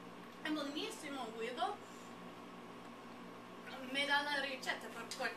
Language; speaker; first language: Italian; non-native, learner; English